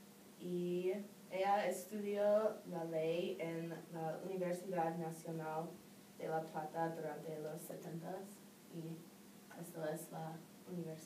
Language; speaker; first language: Spanish; non-native, learner; English